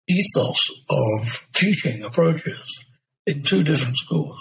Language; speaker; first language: English; native; English